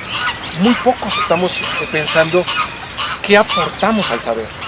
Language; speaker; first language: Spanish; native; Spanish